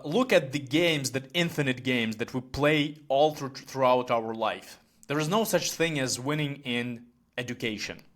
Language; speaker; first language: English; non-native, fluent; Ukrainian